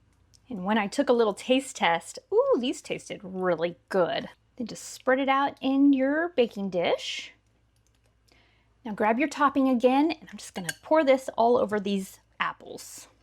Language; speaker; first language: English; native; English